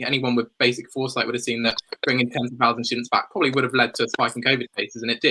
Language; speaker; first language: English; native; English